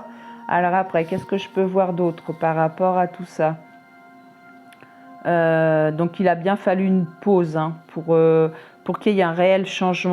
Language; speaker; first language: French; native; French